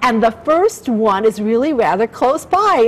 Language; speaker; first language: English; native; English